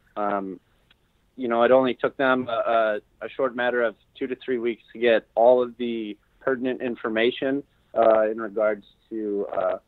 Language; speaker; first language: English; native; English